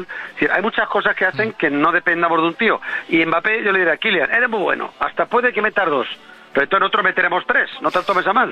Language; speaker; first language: Spanish; native; Spanish